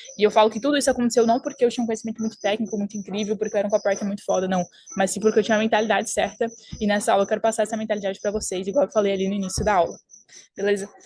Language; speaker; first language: Portuguese; early bilingual, heritage; French